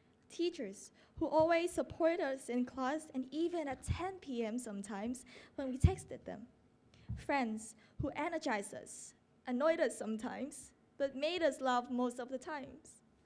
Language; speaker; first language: English; non-native, fluent; Vietnamese